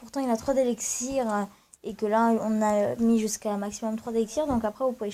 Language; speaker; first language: French; native; French